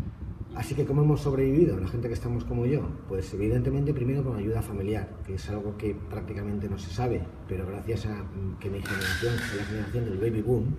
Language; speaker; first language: Spanish; native; Spanish